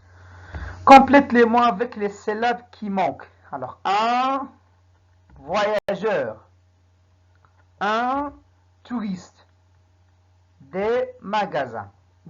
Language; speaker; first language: French; non-native, local second language; Arabic